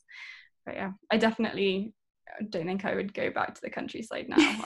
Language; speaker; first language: English; native; English